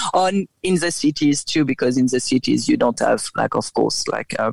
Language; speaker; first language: English; non-native, fluent; French